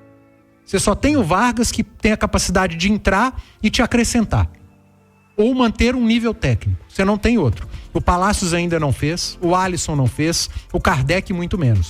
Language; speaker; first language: Portuguese; native; Portuguese